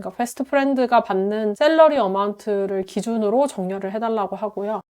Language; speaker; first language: Korean; native; Korean